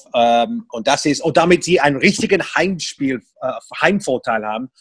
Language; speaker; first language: German; non-native, fluent; English